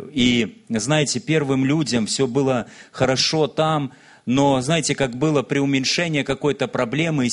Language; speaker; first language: Russian; native; Russian